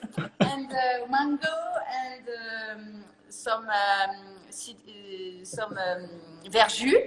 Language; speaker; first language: English; non-native, learner; French